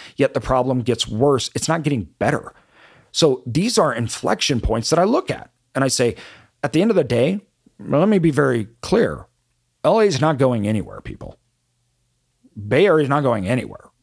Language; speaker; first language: English; native; English